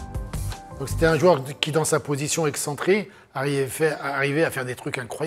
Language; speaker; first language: French; native; French